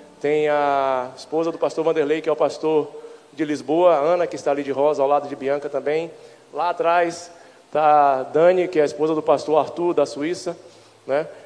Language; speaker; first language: Portuguese; native; Portuguese